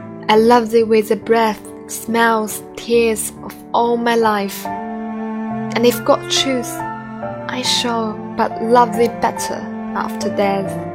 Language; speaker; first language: English; non-native, fluent; Chinese